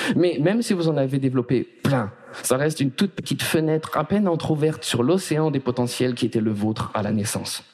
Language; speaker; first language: French; native; French